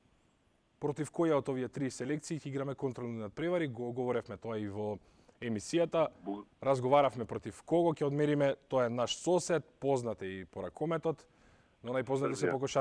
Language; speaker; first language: Macedonian; native; Macedonian